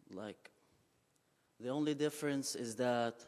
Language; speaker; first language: English; non-native, fluent; Arabic